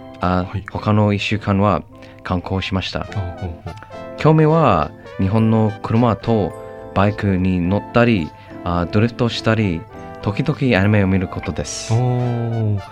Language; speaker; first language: Japanese; non-native, learner; English